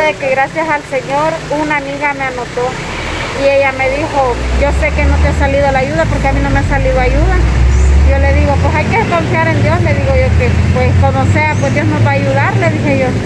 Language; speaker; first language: Spanish; native; Spanish